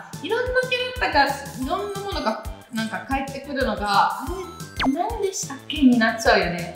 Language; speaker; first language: Japanese; non-native, fluent; Italian